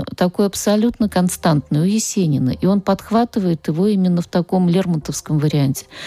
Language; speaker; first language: Russian; native; Russian